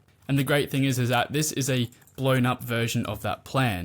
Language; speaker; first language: English; native; English